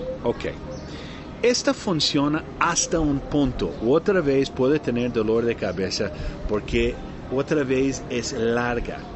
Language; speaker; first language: Spanish; non-native, learner; English